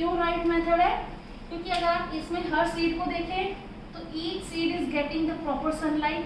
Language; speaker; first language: Hindi; native; Hindi